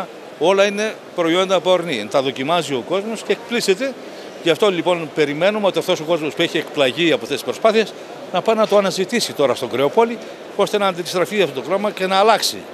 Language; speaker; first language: Greek; native; Greek